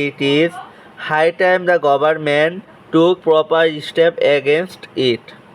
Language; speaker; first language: English; non-native, local second language; Bangla